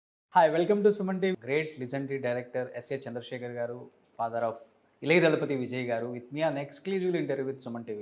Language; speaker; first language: Telugu; native; Telugu